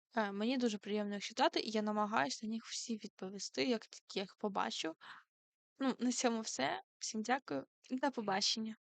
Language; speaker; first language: Ukrainian; non-native, local second language; Russian